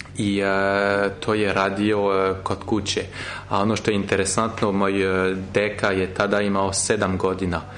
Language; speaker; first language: Serbian; non-native, fluent; French